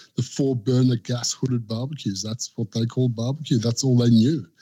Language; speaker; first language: English; native; English